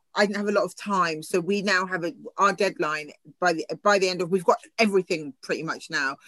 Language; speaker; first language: English; native; English